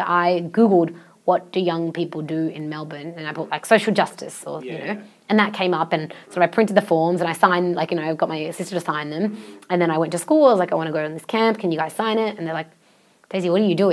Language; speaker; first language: English; non-native, local second language; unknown